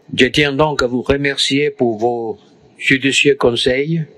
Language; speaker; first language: French; non-native, fluent; Spanish